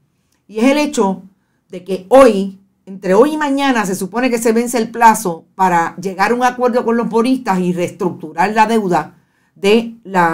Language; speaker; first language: Spanish; native; Spanish